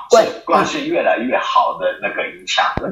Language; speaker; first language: Chinese; non-native, fluent; Japanese